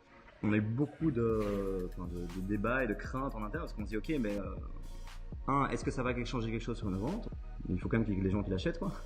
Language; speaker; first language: French; native; French